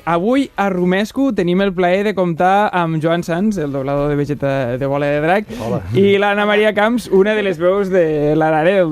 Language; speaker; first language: Catalan; native; Catalan